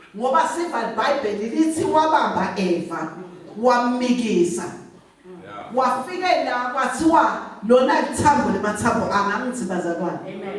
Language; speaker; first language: Zulu; non-native, local second language; Swati